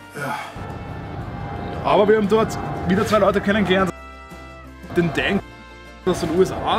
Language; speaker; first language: German; native; German